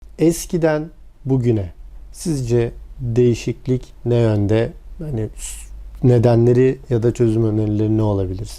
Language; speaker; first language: Turkish; native; Turkish